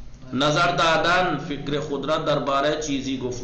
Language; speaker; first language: Persian; non-native, fluent; Urdu